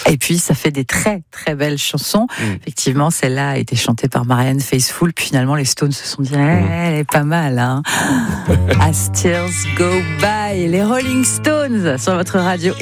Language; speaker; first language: French; native; French